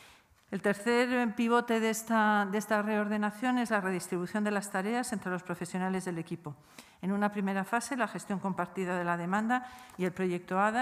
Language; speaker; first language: Spanish; native; Spanish